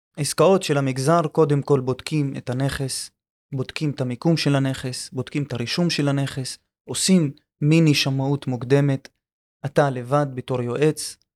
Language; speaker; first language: Hebrew; non-native, local second language; Arabic